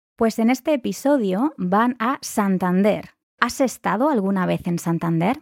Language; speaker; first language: Spanish; native; Spanish